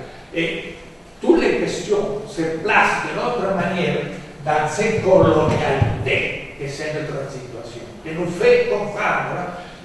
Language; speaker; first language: French; non-native, fluent; Spanish